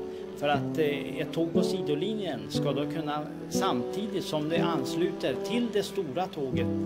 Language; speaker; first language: Swedish; native; Swedish